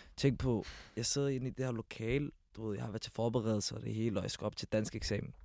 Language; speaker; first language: Danish; early bilingual, other home language; Arabic